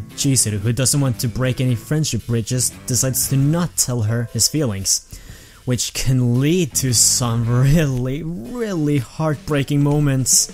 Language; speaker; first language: English; native; English